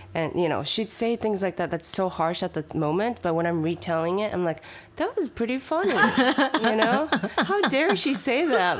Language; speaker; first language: English; early bilingual, other home language; Chinese